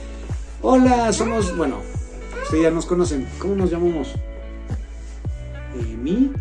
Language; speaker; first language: Spanish; native; Spanish